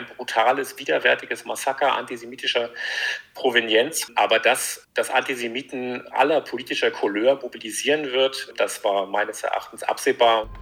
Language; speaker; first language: German; native; German